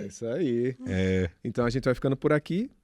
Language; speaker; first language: Portuguese; native; Portuguese